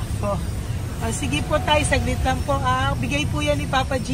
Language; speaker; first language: Filipino; native; Filipino